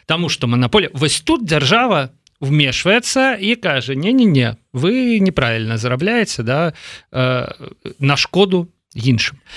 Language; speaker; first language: Belarusian; native; Belarusian